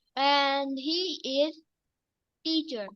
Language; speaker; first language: English; non-native, local second language; Urdu